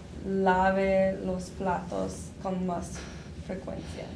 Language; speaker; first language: Spanish; non-native, learner; English